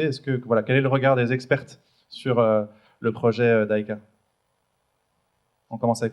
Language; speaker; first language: French; native; French